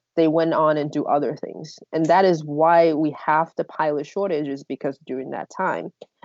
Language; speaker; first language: English; non-native, fluent; Chinese